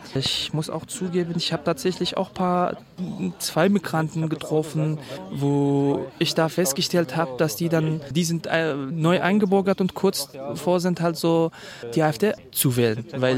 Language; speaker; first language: German; non-native, fluent; Kurdish